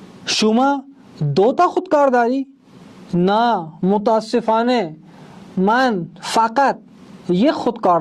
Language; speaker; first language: Persian; non-native, fluent; Urdu